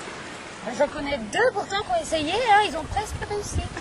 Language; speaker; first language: French; native; French